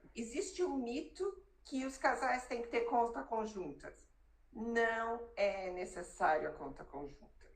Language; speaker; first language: Portuguese; native; Portuguese